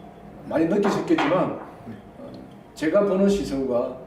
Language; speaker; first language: Korean; native; Korean